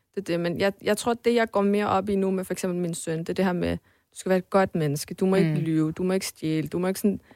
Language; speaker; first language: Danish; early bilingual, other home language; Armenian